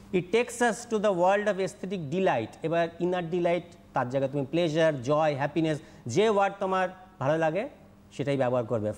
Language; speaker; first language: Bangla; native; Bangla